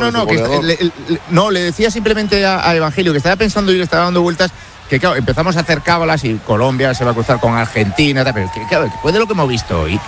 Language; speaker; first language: Spanish; native; Spanish